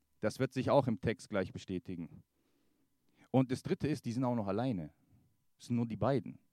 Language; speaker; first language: German; early bilingual, other home language; Kurdish